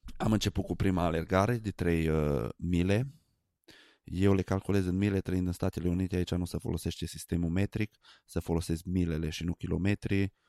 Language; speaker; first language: Romanian; native; Romanian